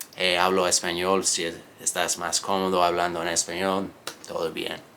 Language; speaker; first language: Spanish; non-native, fluent; English